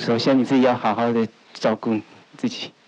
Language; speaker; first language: Chinese; native; Chinese